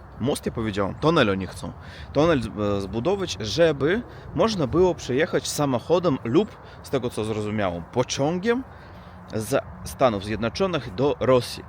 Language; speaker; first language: Polish; non-native, learner; Russian